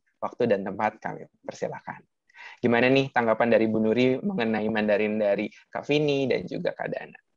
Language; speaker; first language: Indonesian; native; Indonesian